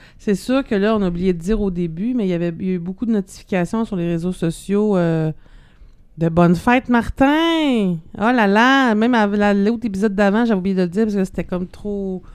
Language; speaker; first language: French; native; French